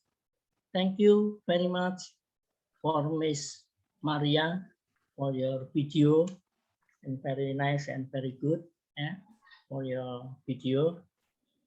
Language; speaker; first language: English; non-native, learner; Indonesian